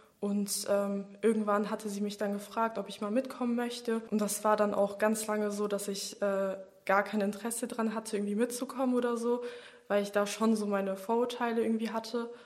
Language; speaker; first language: German; early bilingual, other home language; Bosnian